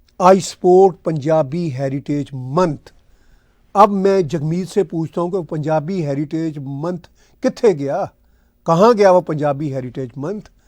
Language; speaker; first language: Urdu; non-native, local second language; Punjabi